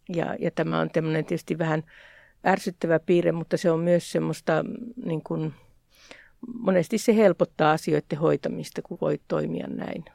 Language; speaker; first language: Finnish; native; Finnish